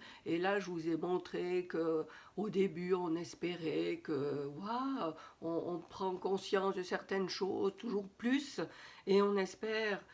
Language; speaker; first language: French; native; French